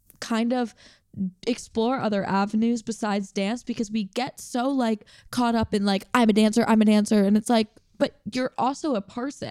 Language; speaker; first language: English; native; English